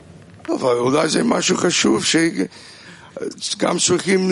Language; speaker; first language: Hebrew; non-native, fluent; Russian